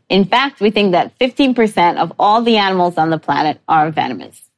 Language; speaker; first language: English; native; English